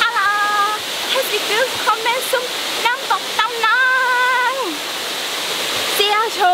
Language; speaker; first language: German; non-native, learner; Thai